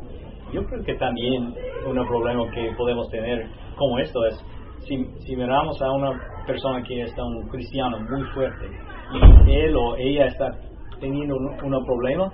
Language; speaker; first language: Spanish; non-native, learner; English